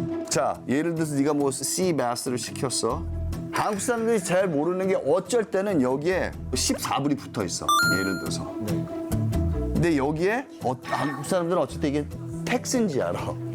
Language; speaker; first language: Korean; early bilingual, heritage; Korean